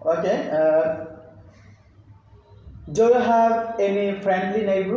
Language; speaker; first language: English; non-native, fluent; Bangla